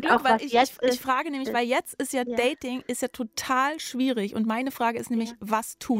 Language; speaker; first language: German; native; German